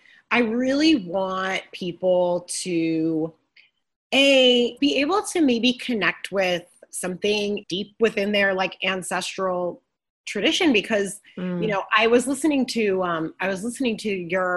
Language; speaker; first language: English; native; English